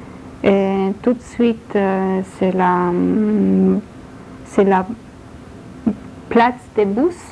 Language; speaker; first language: French; non-native, learner; Polish